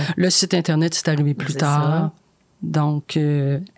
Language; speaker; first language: French; native; French